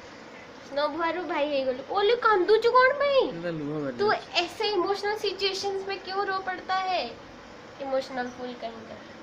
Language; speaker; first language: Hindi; non-native, local second language; Odia